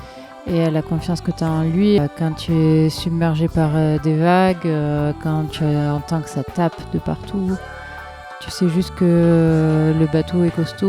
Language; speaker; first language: French; native; French